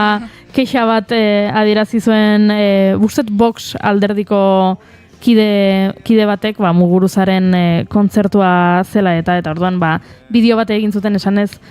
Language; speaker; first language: Basque; native; Basque